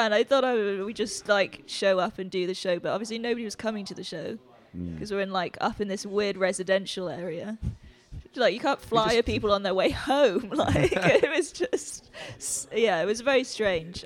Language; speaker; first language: English; native; English